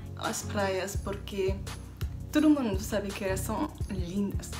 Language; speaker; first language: Portuguese; non-native, learner; French